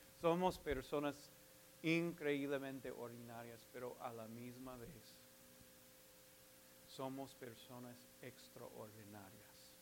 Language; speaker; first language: Spanish; non-native, fluent; English